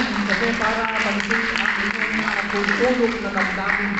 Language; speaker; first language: Filipino; native; Filipino